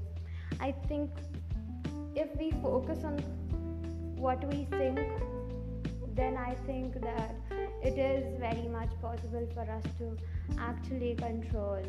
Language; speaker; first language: English; non-native, local second language; Hindi